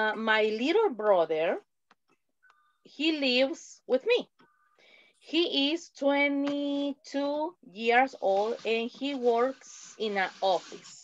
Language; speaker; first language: English; non-native, fluent; Spanish